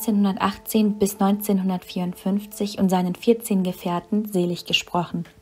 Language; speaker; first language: German; native; German